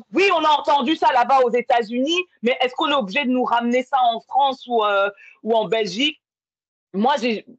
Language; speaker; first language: French; native; French